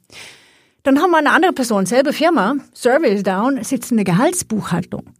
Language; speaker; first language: German; non-native, fluent; Swedish